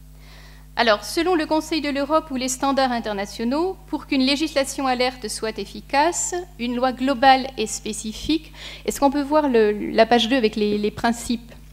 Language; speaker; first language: French; native; French